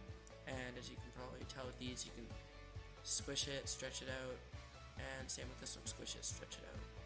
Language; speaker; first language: English; native; English